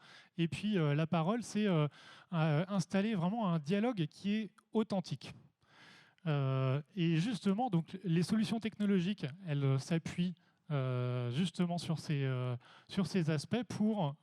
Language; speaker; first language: French; native; French